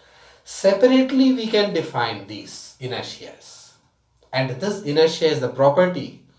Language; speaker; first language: English; non-native, local second language; Tamil